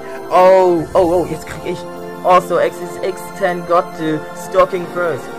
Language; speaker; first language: German; native; German